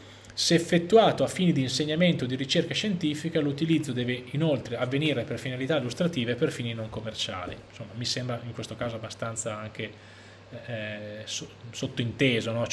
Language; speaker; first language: Italian; native; Italian